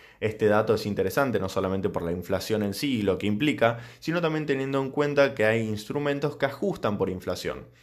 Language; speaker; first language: Spanish; native; Spanish